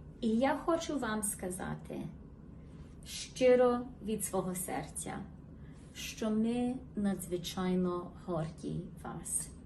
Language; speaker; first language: Ukrainian; early bilingual, heritage; Ukrainian